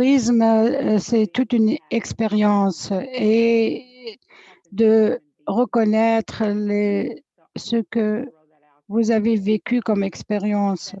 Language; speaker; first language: French; non-native, fluent; English